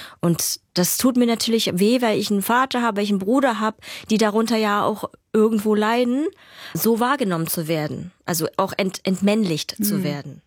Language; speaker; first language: German; early bilingual, other home language; Vietnamese